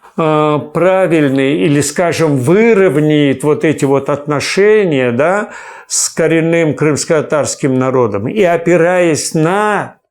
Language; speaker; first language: Russian; non-native, local second language; Crimean Tatar